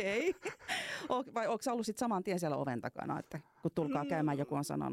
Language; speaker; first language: Finnish; native; Finnish